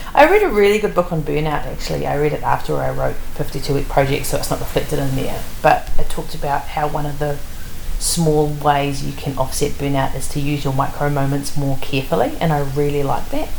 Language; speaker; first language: English; native; English